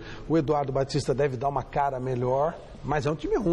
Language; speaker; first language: Portuguese; native; Portuguese